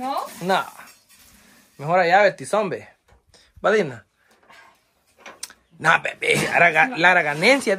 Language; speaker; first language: Spanish; native; Spanish